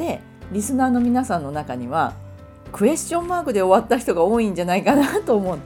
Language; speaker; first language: Japanese; native; Japanese